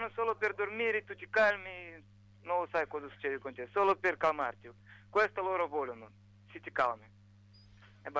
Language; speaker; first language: Italian; non-native, learner; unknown